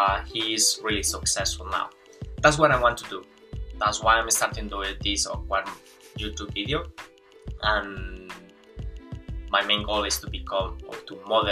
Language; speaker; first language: English; non-native, fluent; Spanish